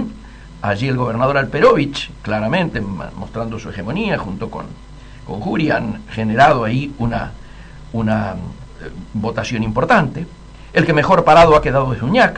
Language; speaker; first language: Spanish; native; Spanish